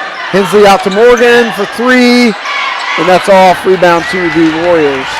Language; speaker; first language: English; native; English